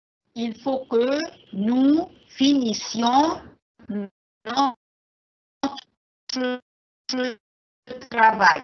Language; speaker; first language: French; non-native, learner; Arabic